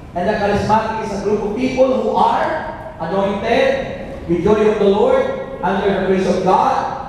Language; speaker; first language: English; non-native, local second language; Filipino